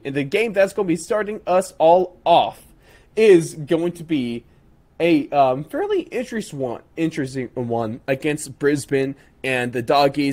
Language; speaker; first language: English; native; English